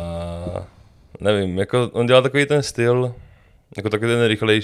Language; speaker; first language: Czech; native; Czech